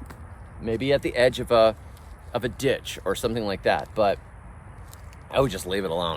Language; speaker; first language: English; native; English